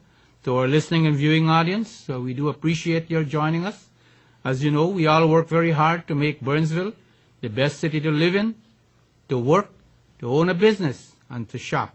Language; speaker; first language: English; native; English